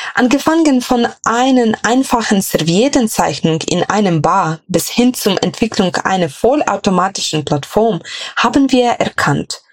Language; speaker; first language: German; non-native, fluent; Ukrainian